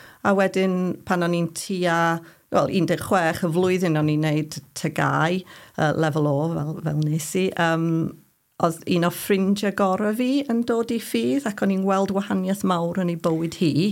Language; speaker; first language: Welsh; non-native, fluent; English